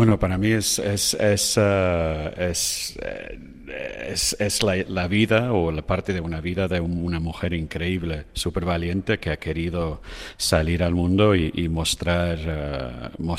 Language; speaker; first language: Spanish; non-native, fluent; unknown